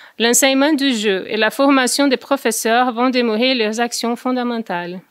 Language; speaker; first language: French; non-native, fluent; Portuguese